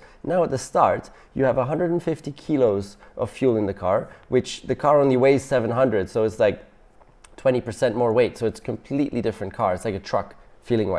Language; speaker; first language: English; non-native, fluent; German